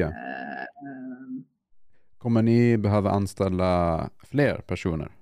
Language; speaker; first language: Swedish; non-native, fluent; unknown